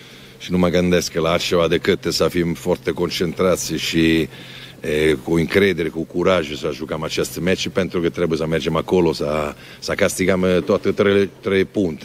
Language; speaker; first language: Romanian; non-native, fluent; Italian